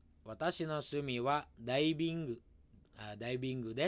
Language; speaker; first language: Japanese; non-native, fluent; Indonesian